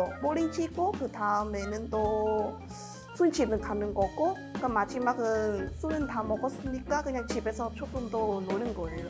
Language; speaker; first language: Korean; non-native, fluent; Vietnamese